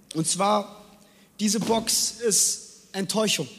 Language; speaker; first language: German; native; German